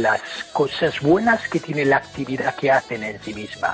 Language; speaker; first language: Spanish; non-native, fluent; English